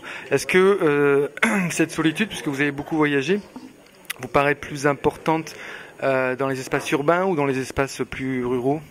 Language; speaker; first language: French; native; French